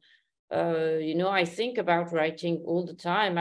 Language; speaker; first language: English; non-native, fluent; Arabic